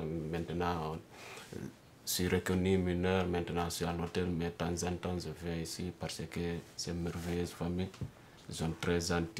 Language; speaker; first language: French; non-native, learner; Fula